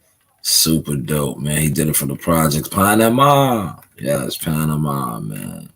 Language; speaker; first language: English; native; English